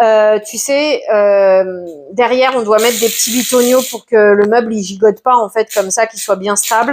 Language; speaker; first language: French; native; French